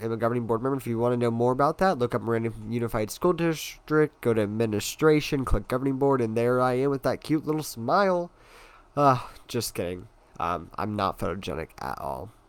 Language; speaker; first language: English; native; English